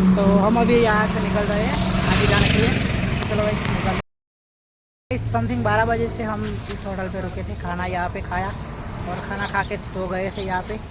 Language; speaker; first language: Hindi; non-native, local second language; Gujarati